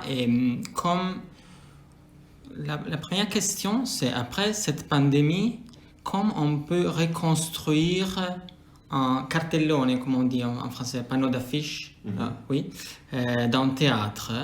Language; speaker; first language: French; non-native, fluent; Italian